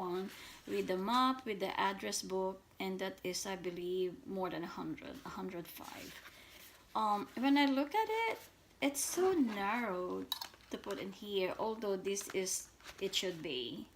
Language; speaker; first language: English; non-native, fluent; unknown